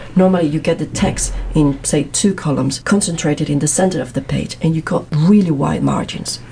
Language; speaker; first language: English; non-native, fluent; Spanish